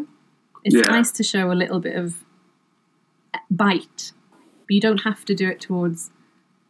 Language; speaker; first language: English; non-native, local second language; Welsh